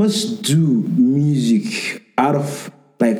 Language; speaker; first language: English; non-native, local second language; Somali